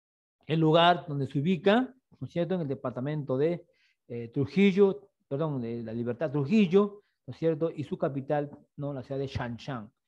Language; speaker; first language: Spanish; native; Spanish